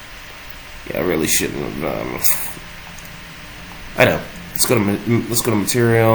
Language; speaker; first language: English; native; English